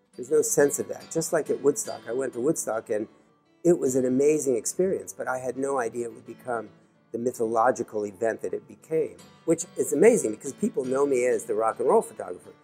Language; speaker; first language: English; native; English